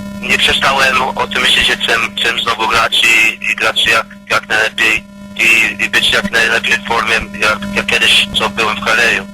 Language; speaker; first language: Polish; early bilingual, heritage; Polish